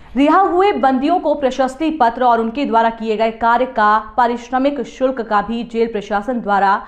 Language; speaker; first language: Hindi; native; Hindi